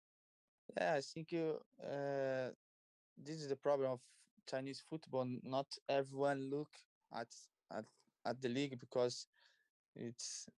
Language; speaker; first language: English; non-native, learner; Portuguese